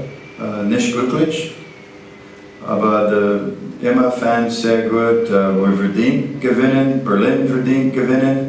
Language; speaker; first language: German; non-native, learner; English